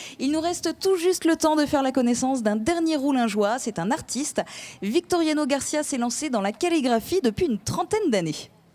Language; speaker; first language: French; native; French